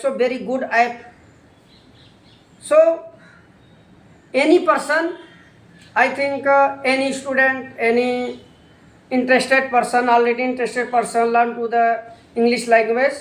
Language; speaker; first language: English; non-native, learner; Hindi